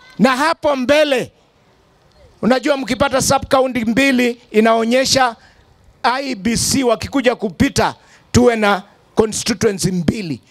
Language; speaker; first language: Swahili; non-native, local second language; Luyia